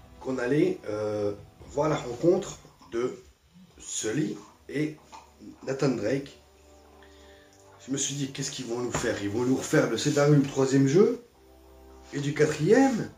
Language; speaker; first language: French; native; French